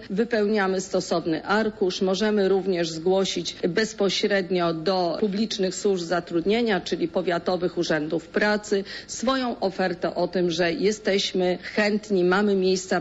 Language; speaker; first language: Polish; native; Polish